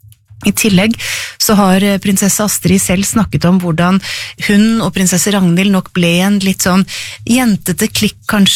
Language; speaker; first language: Norwegian; native; Norwegian